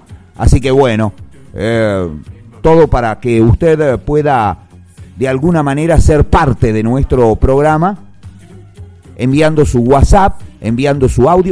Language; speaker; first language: Spanish; native; Spanish